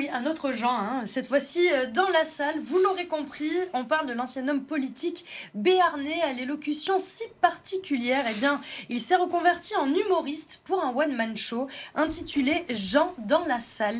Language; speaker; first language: French; native; French